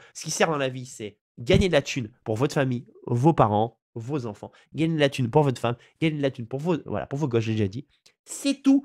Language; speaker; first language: French; native; French